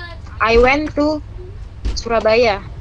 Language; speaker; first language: English; non-native, learner; Indonesian